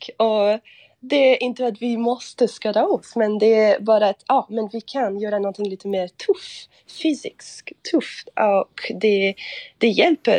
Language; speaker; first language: Swedish; non-native, fluent; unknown